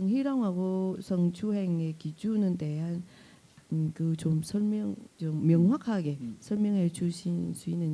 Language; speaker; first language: Korean; non-native, fluent; Vietnamese